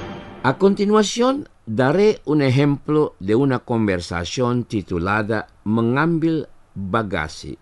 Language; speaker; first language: Spanish; non-native, fluent; Indonesian